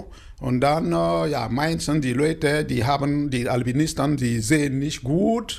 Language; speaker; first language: German; non-native, learner; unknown